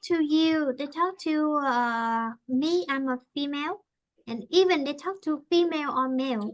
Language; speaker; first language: English; non-native, fluent; Vietnamese